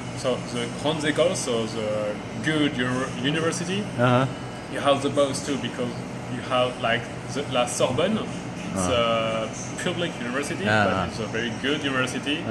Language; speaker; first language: English; non-native, learner; French